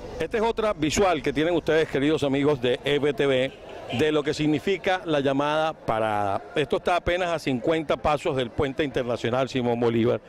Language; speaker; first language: Spanish; native; Spanish